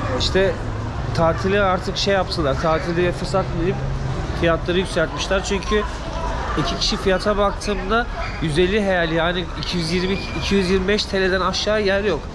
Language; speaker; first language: Turkish; native; Turkish